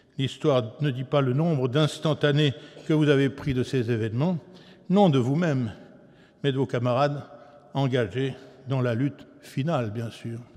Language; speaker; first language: French; native; French